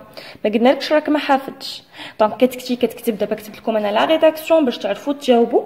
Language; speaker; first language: Arabic; native; Arabic